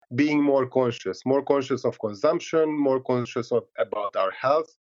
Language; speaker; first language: English; non-native, fluent; Hungarian